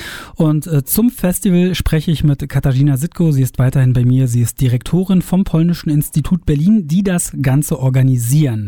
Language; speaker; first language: German; native; German